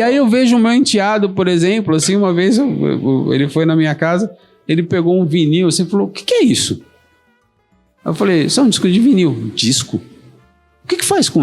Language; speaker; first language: Portuguese; native; Portuguese